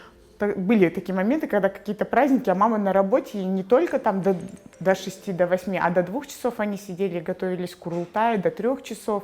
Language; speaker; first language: Russian; native; Russian